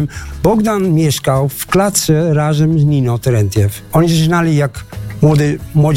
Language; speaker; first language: Polish; non-native, learner; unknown